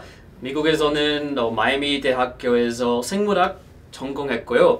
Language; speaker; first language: Korean; non-native, fluent; English